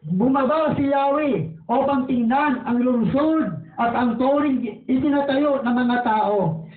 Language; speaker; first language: Filipino; non-native, local second language; Waray